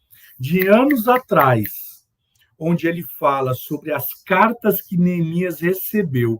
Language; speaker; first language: Portuguese; native; Portuguese